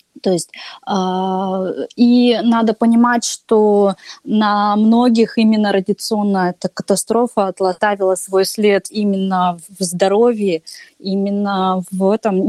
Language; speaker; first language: Russian; native; Russian